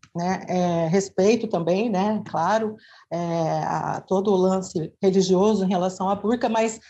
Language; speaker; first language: Portuguese; native; Portuguese